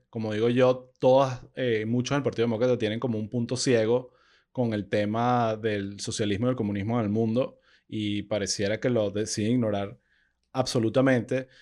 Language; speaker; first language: Spanish; native; Spanish